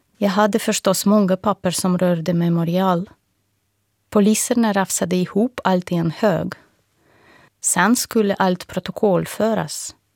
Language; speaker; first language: Swedish; non-native, fluent; Russian